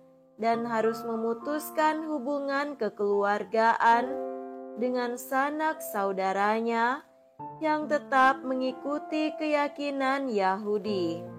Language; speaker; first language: Indonesian; native; Indonesian